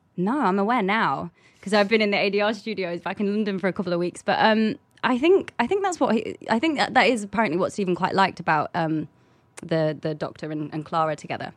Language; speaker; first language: English; native; English